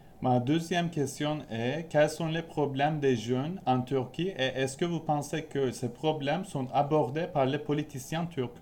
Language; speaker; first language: French; non-native, fluent; Turkish